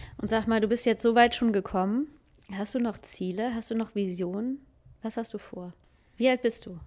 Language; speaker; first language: German; native; German